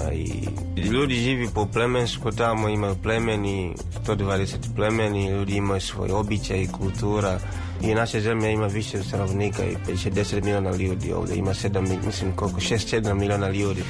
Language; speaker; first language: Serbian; non-native, fluent; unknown